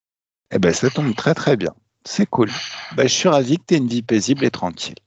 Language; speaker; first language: French; native; French